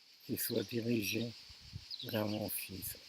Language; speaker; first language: French; native; French